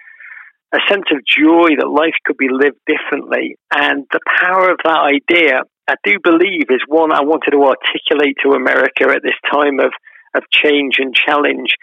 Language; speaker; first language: English; native; English